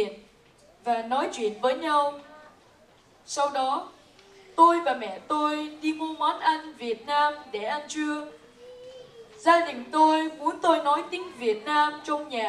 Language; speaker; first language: Vietnamese; early bilingual, heritage; Vietnamese